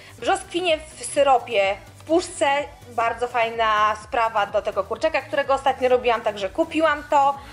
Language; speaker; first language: Polish; native; Polish